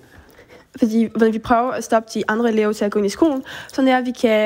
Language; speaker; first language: Danish; early bilingual, heritage; Danish